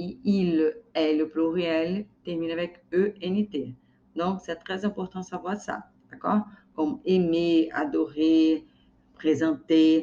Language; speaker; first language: French; non-native, fluent; Portuguese